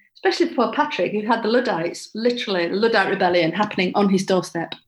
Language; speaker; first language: English; native; English